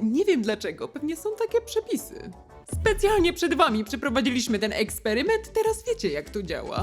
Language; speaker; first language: Polish; non-native, fluent; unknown